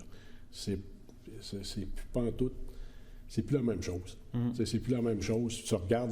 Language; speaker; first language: French; native; French